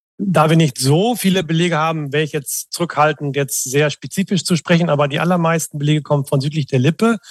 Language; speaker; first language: German; native; German